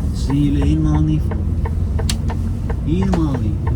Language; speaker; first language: Dutch; non-native, fluent; Turkish